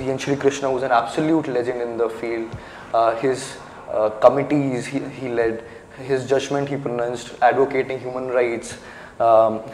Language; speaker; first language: English; non-native, local second language; Hindi